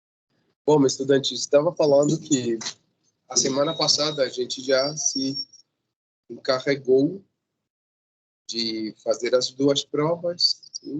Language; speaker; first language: Portuguese; non-native, fluent; Spanish